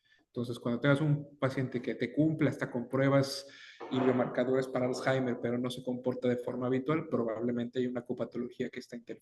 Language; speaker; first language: Spanish; native; Spanish